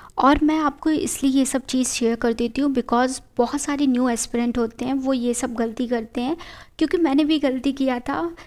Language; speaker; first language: Hindi; native; Hindi